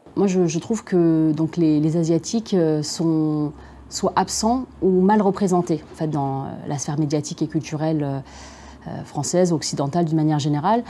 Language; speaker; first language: French; native; French